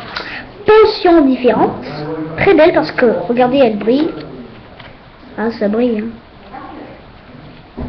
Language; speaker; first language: French; native; French